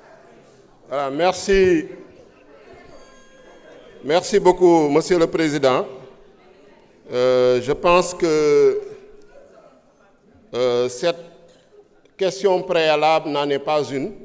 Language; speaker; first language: French; non-native, local second language; Wolof